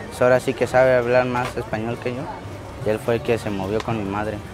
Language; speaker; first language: Spanish; early bilingual, other home language; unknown